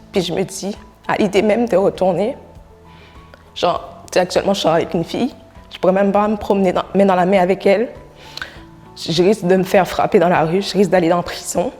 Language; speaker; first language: French; non-native, local second language; Haitian Creole